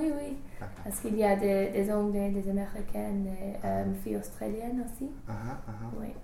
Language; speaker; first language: French; non-native, fluent; English